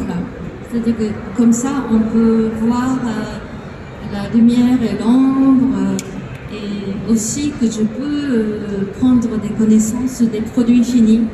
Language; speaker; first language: French; non-native, fluent; Japanese